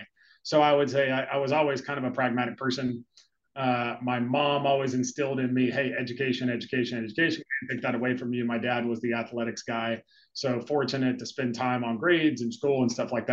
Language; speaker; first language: English; native; English